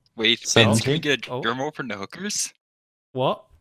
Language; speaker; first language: English; native; English